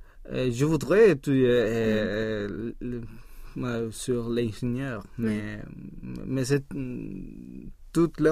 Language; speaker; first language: French; non-native, learner; Swedish